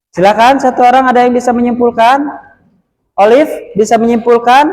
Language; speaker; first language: Indonesian; native; Indonesian